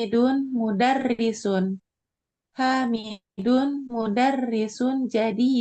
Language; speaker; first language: Arabic; non-native, learner; Indonesian